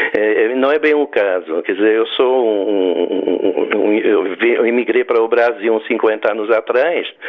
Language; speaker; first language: Portuguese; non-native, fluent; French